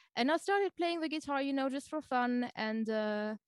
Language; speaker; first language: English; non-native, fluent; French